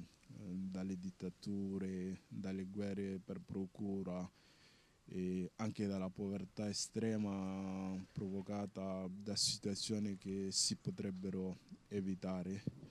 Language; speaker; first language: Italian; non-native, fluent; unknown